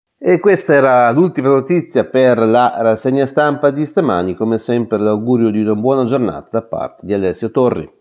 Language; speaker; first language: Italian; native; Italian